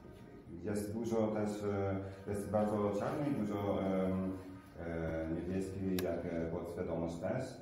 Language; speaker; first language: Polish; non-native, learner; Italian